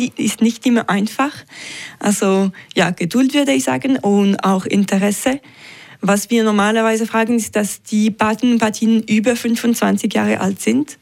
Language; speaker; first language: German; non-native, local second language; French